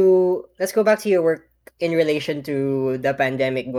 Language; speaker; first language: English; non-native, local second language; Filipino